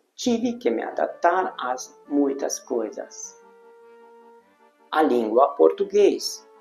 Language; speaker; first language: Portuguese; non-native, fluent; Hungarian